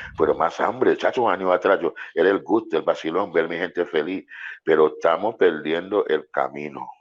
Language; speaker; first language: Spanish; non-native, fluent; English